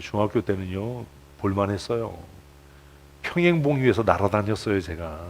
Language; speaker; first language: Korean; native; Korean